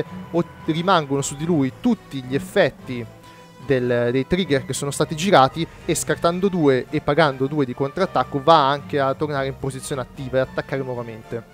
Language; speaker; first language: Italian; native; Italian